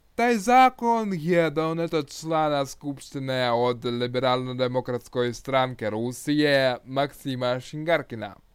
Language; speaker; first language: Croatian; non-native, learner; Russian